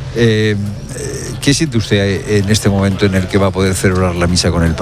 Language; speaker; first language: Spanish; native; Spanish